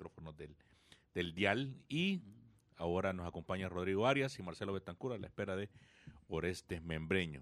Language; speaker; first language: Spanish; native; Spanish